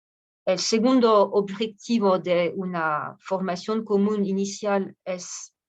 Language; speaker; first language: Spanish; non-native, fluent; French